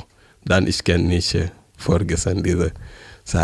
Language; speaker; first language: German; non-native, learner; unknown